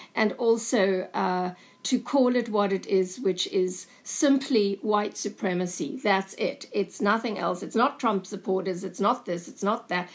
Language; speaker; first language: English; native; English